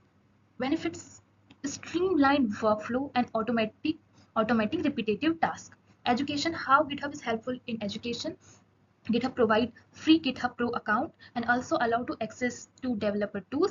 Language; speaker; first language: English; non-native, local second language; Hindi